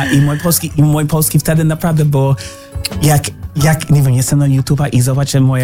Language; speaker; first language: Polish; non-native, learner; English